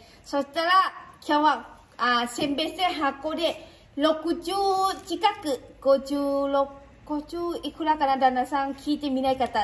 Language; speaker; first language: Japanese; non-native, learner; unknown